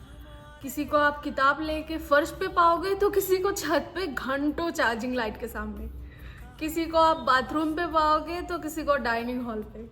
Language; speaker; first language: Hindi; native; Hindi